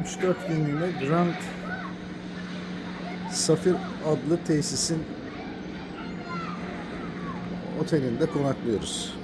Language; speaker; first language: Turkish; native; Turkish